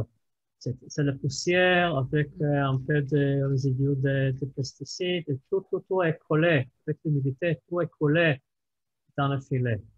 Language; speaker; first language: French; non-native, fluent; Hebrew